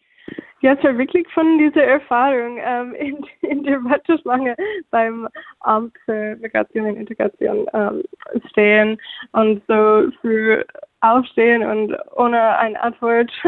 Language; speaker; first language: German; non-native, fluent; English